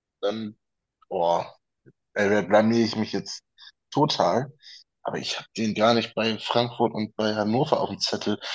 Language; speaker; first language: German; native; German